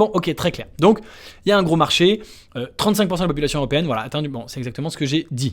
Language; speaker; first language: French; native; French